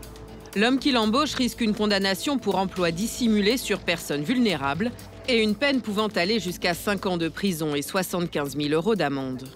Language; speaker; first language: French; native; French